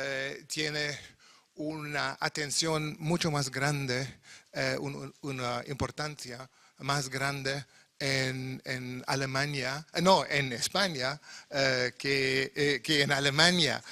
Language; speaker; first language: Spanish; non-native, fluent; German